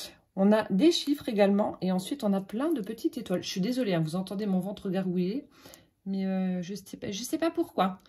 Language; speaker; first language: French; native; French